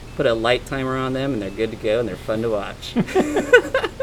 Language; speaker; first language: English; native; English